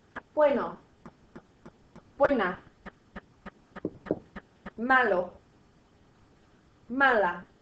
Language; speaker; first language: Spanish; non-native, fluent; English